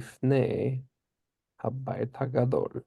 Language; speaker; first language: Hebrew; non-native, fluent; English